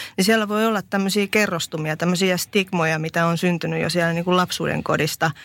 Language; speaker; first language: Finnish; early bilingual, other home language; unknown